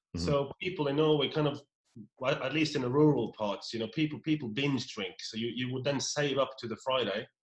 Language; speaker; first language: English; non-native, fluent; Norwegian